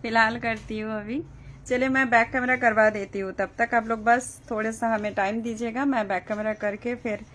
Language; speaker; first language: Hindi; non-native, local second language; Bangla